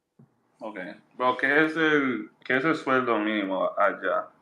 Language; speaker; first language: Spanish; non-native, learner; English